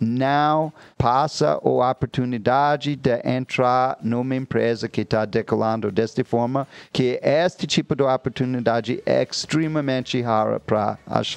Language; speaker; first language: Portuguese; non-native, fluent; English